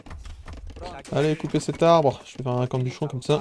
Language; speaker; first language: French; native; French